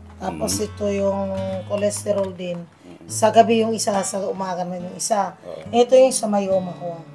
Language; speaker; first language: Filipino; native; Filipino